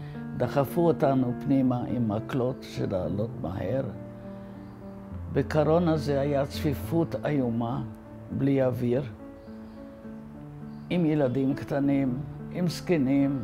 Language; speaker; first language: Hebrew; non-native, fluent; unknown